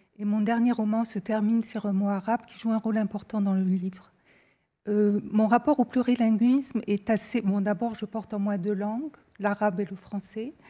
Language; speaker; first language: French; native; French